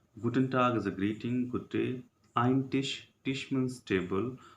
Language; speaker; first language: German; non-native, learner; Hindi